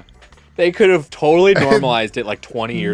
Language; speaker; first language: English; native; English